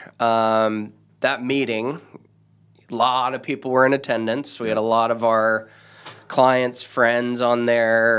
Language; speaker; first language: English; native; English